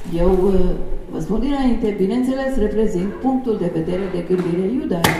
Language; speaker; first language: Romanian; early bilingual, heritage; Romanian